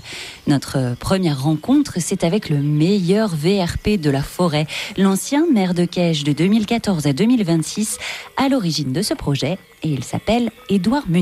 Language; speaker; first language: French; native; French